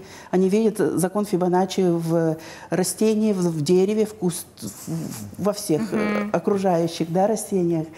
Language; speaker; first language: Russian; native; Russian